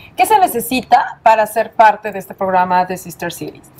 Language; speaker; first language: Spanish; native; Spanish